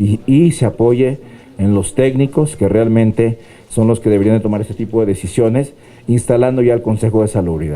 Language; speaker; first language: Spanish; native; Spanish